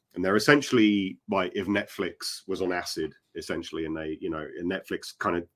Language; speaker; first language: English; native; English